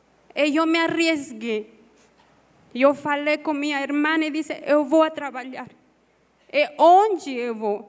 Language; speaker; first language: Portuguese; non-native, learner; Spanish